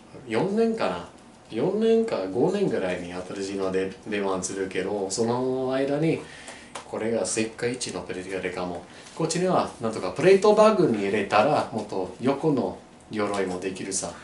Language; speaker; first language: Japanese; non-native, learner; English